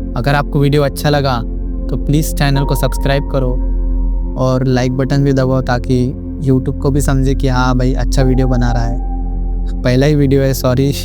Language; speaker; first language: Hindi; non-native, local second language; Marathi